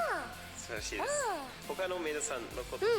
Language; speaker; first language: Japanese; non-native, fluent; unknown